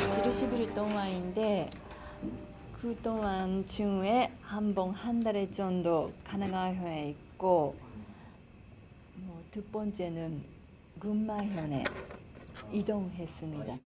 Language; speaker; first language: Korean; non-native, fluent; Japanese